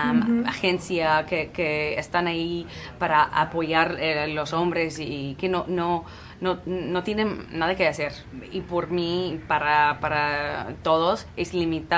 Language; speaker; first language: Spanish; non-native, fluent; English